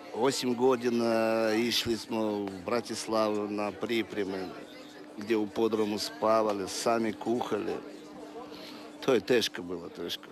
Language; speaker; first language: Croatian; non-native, fluent; Russian